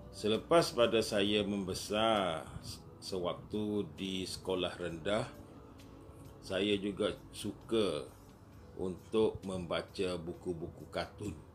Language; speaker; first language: Malay; native; Malay